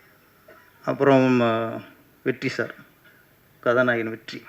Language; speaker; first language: Tamil; native; Tamil